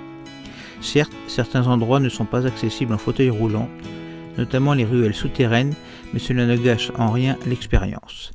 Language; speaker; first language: French; native; French